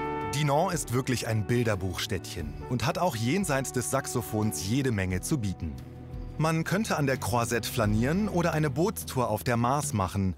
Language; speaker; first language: German; native; German